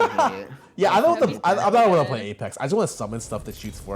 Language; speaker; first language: English; native; English